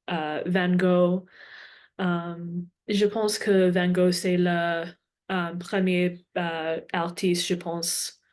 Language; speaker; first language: French; non-native, learner; English